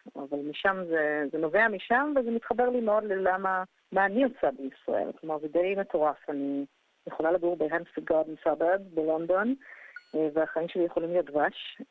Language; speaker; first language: Hebrew; early bilingual, other home language; English